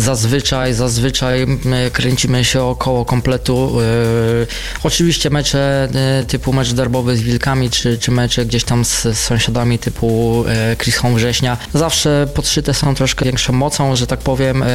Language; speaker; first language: Polish; native; Polish